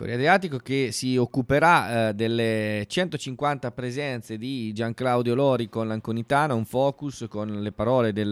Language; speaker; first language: Italian; native; Italian